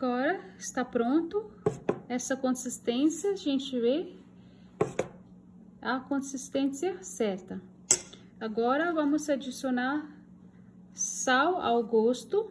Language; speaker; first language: Portuguese; non-native, fluent; Hindi